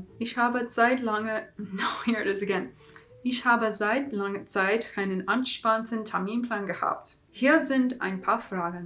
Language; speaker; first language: German; non-native, learner; English